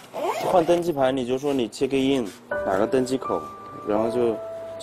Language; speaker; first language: Chinese; native; Chinese